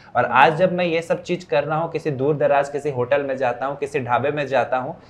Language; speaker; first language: Hindi; native; Hindi